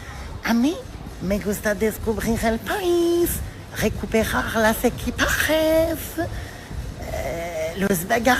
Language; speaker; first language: Spanish; non-native, learner; French